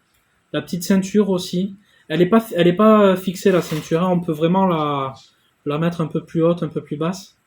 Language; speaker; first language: French; native; French